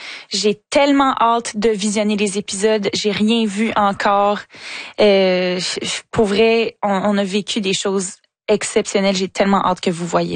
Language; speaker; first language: French; native; French